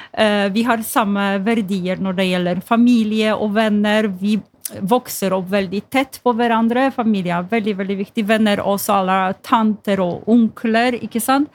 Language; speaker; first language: Norwegian; non-native, fluent; Polish